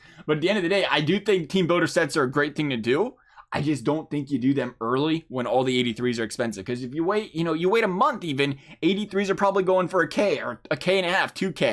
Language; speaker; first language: English; native; English